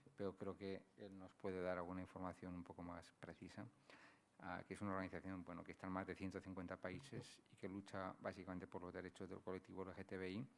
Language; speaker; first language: Spanish; native; Spanish